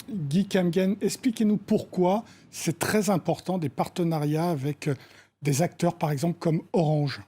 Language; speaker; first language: French; native; French